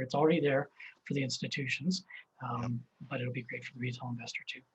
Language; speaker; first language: English; native; English